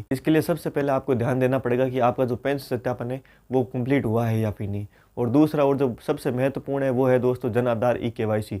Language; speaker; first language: Hindi; non-native, local second language; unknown